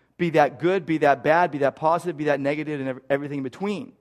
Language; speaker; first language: English; native; English